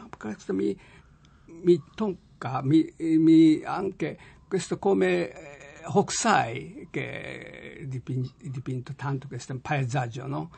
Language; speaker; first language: Italian; non-native, learner; Japanese